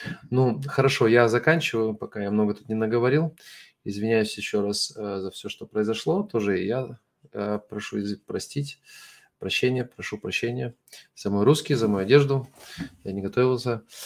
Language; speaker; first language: Russian; non-native, fluent; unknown